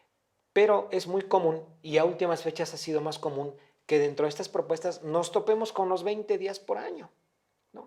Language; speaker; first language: Spanish; native; Spanish